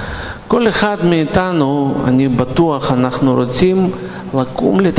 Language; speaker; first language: Hebrew; non-native, fluent; Russian